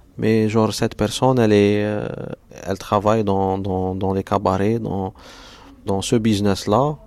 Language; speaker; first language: French; non-native, local second language; Arabic